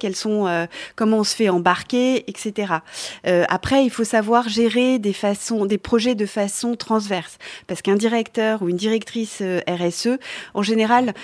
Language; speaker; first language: French; native; French